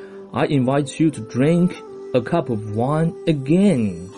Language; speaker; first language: English; non-native, fluent; Chinese